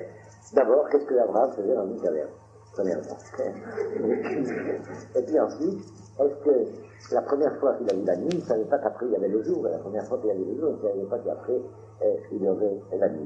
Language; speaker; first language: French; native; French